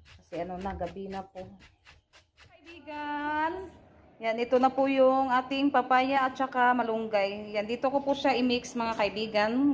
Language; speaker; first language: Filipino; non-native, local second language; Cebuano